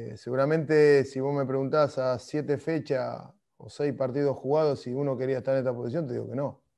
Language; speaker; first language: Spanish; native; Spanish